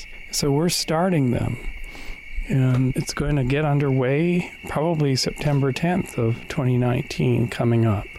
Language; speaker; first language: English; native; English